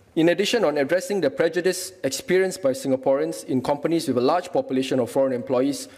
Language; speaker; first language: English; non-native, local second language; Malay